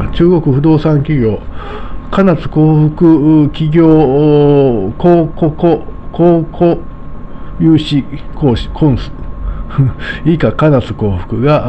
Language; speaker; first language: Japanese; native; Japanese